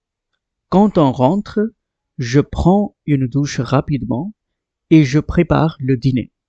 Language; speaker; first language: French; non-native, fluent; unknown